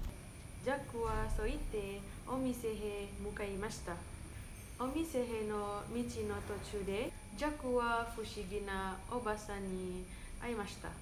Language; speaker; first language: Japanese; non-native, learner; Indonesian